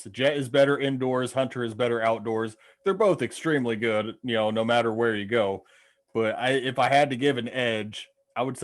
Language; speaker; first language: English; native; English